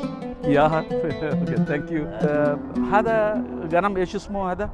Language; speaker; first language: Arabic; non-native, learner; Malayalam